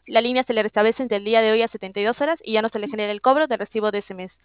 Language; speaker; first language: Spanish; native; Spanish